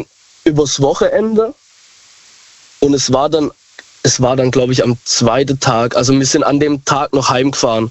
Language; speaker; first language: German; native; German